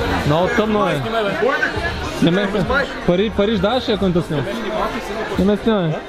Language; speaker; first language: Bulgarian; native; Bulgarian